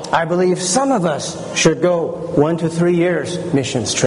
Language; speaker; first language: English; early bilingual, other home language; Chinese